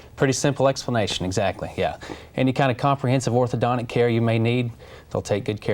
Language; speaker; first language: English; native; English